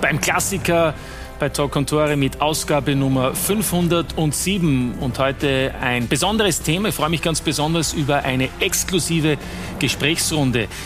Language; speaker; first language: German; native; German